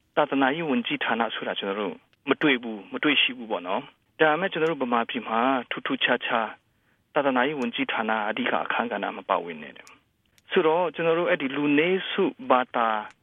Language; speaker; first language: Burmese; non-native, local second language; Hakha Chin